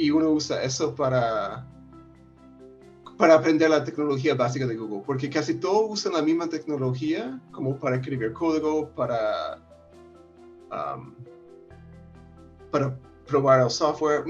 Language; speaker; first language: Spanish; non-native, fluent; English